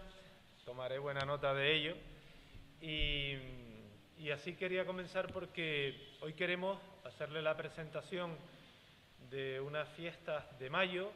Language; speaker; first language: Spanish; native; Spanish